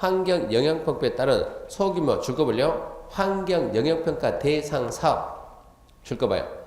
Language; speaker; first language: Korean; native; Korean